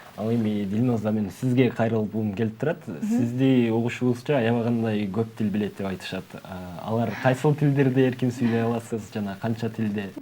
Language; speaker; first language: Kyrgyz; native; Kyrgyz